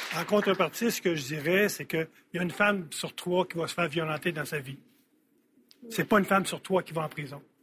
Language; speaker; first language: French; native; French